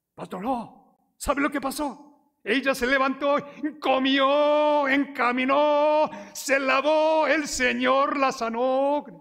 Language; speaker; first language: Spanish; non-native, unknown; Korean